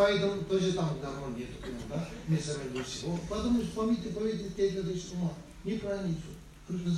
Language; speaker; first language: Russian; non-native, learner; Tibetan